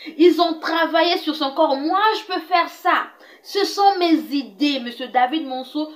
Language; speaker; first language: French; non-native, local second language; Lingala